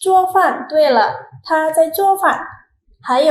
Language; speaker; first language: Chinese; non-native, fluent; Indonesian